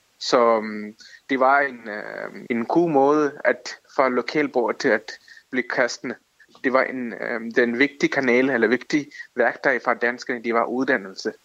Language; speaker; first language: Danish; non-native, fluent; Tamil